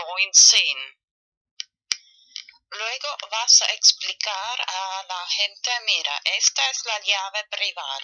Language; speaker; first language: Spanish; non-native, fluent; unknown